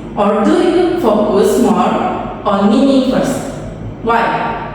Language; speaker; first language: English; non-native, learner; Indonesian